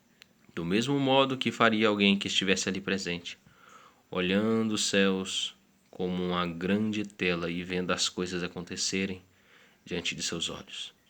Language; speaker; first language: Portuguese; native; Portuguese